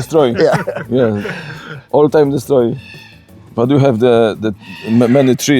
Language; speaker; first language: English; non-native, learner; Polish